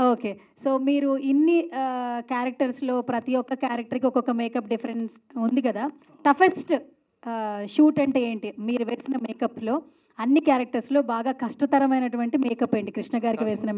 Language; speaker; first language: Telugu; native; Telugu